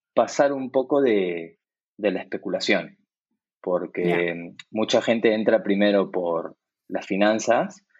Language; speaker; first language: Spanish; native; Spanish